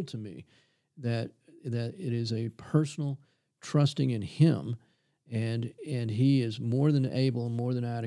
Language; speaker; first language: English; native; English